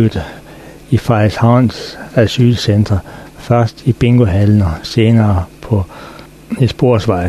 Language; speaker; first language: Danish; native; Danish